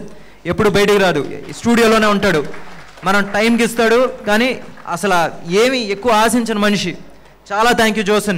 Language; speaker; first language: Telugu; native; Telugu